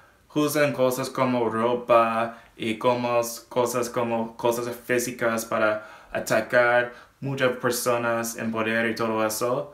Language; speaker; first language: Spanish; non-native, learner; English